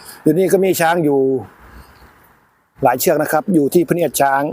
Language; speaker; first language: Thai; native; Thai